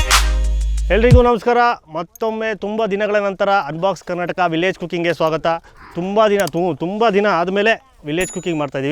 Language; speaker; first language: Kannada; native; Kannada